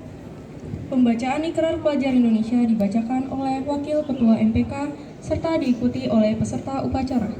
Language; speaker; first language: Indonesian; native; Indonesian